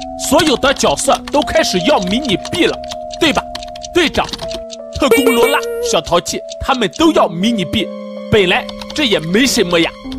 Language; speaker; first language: Chinese; native; Chinese